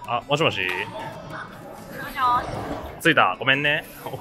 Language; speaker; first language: Japanese; native; Japanese